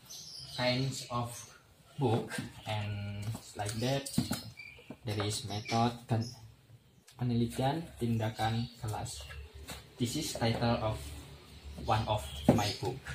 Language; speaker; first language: English; non-native, learner; Indonesian